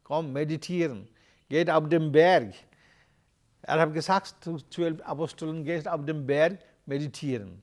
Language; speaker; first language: German; non-native, learner; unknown